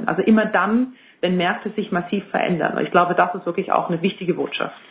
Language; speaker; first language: German; native; German